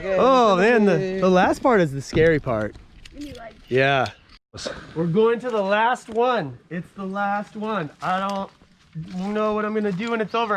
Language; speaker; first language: English; native; English